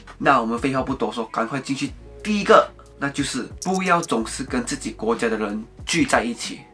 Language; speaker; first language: Chinese; native; Chinese